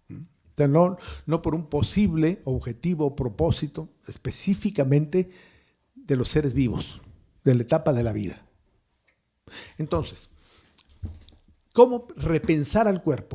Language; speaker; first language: Spanish; native; Spanish